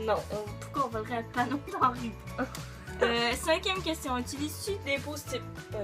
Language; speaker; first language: French; native; French